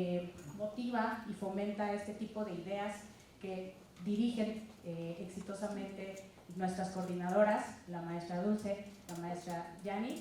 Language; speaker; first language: Spanish; native; Spanish